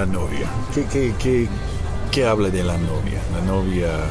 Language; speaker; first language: Spanish; non-native, learner; English